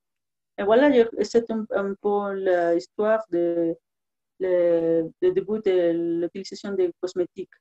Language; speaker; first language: French; non-native, learner; Spanish